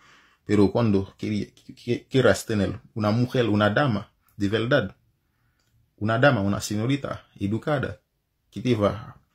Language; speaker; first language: Spanish; non-native, fluent; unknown